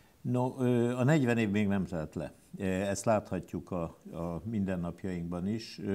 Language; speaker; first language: Hungarian; native; Hungarian